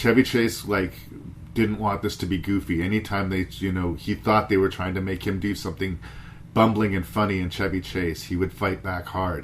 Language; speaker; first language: English; native; English